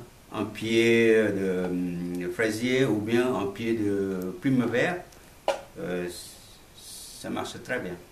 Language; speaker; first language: French; non-native, learner; Vietnamese